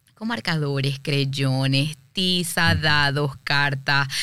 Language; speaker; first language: Spanish; native; Spanish